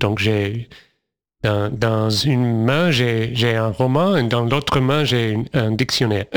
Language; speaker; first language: French; non-native, fluent; English